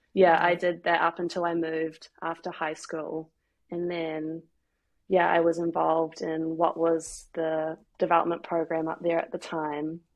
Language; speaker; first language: English; native; English